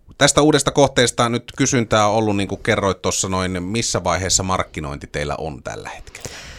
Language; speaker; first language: Finnish; native; Finnish